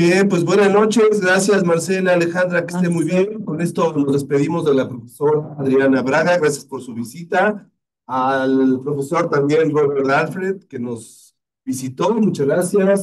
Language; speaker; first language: Spanish; native; Spanish